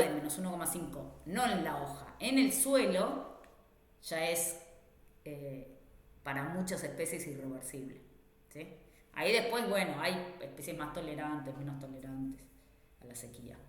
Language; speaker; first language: Spanish; native; Spanish